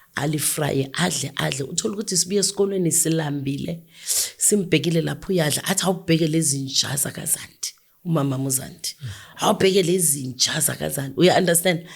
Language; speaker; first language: Zulu; native; Zulu